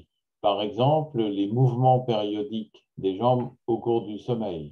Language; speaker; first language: French; native; French